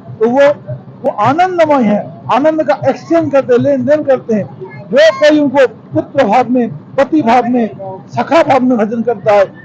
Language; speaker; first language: Hindi; non-native, local second language; Punjabi